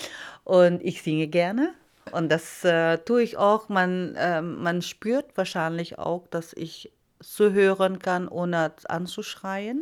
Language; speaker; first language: German; non-native, fluent; Iloko